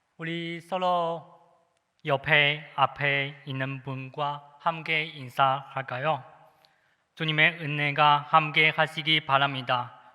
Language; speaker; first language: Korean; non-native, fluent; Chinese